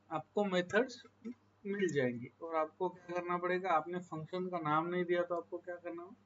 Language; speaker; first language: Hindi; non-native, local second language; Marathi